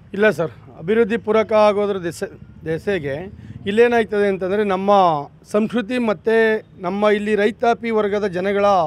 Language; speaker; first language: Kannada; native; Kannada